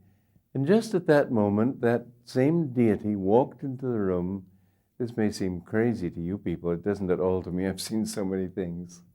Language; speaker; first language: English; native; English